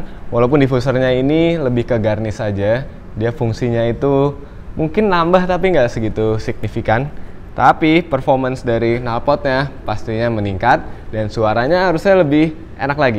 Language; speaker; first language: Indonesian; native; Indonesian